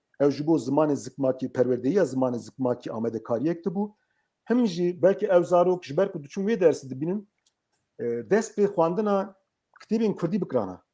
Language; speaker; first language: Kurdish; native; Kurdish